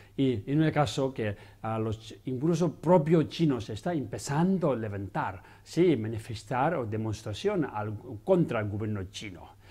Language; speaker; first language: Spanish; non-native, learner; Chinese